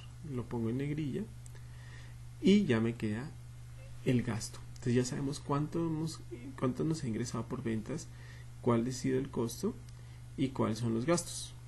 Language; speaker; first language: Spanish; native; Spanish